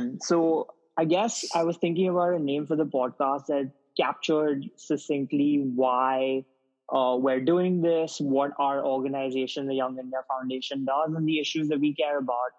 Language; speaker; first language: English; non-native, local second language; Hindi